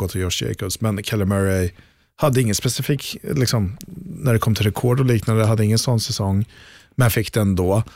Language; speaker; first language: Swedish; native; Swedish